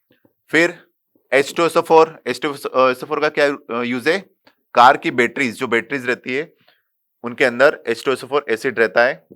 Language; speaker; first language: Hindi; native; Hindi